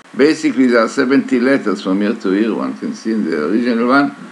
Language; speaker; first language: English; non-native, fluent; Hebrew